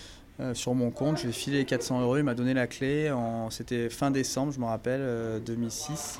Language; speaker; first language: French; native; French